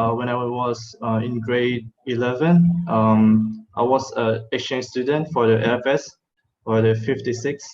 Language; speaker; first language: English; non-native, fluent; Thai